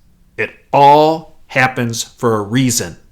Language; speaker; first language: English; native; English